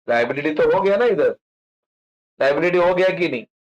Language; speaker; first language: Hindi; non-native, local second language; Marathi